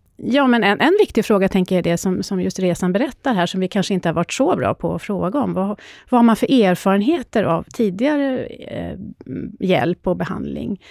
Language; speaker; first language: Swedish; native; Swedish